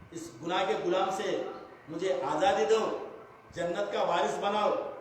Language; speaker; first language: Hindi; non-native, local second language; Telugu